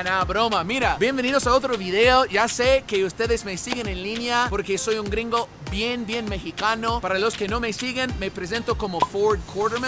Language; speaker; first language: Spanish; non-native, fluent; English